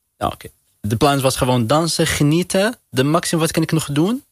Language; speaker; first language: Dutch; non-native, learner; Arabic